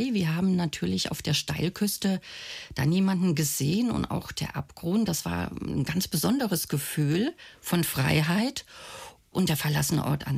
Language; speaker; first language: German; native; German